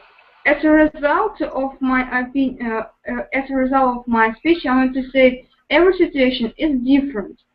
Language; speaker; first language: English; non-native, learner; Russian